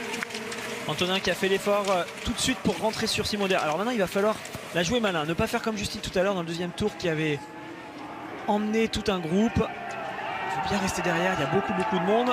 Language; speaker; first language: French; native; French